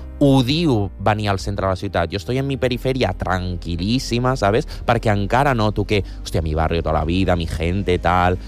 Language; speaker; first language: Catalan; non-native, local second language; Spanish